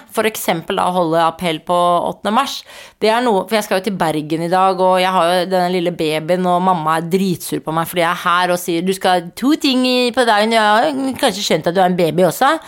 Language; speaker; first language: Norwegian; native; Norwegian